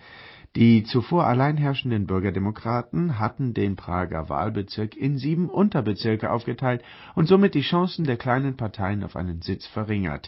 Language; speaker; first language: German; native; German